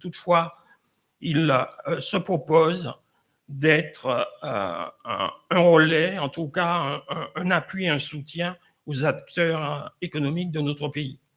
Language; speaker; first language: French; native; French